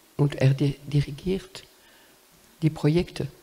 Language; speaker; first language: German; non-native, learner; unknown